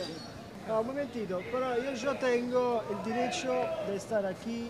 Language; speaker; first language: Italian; non-native, learner; Spanish